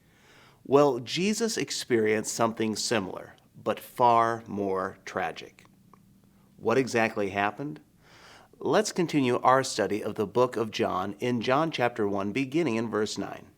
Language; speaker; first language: English; native; English